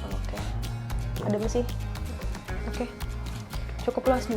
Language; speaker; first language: Indonesian; native; Indonesian